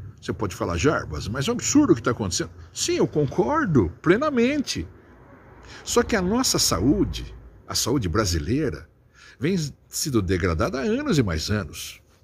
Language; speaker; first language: Portuguese; native; Portuguese